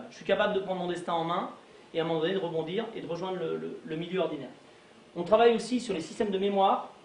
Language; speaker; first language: French; native; French